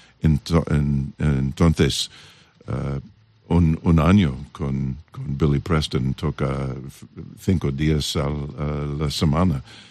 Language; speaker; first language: Spanish; non-native, learner; English